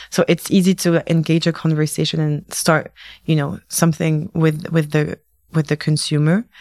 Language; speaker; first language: English; native; English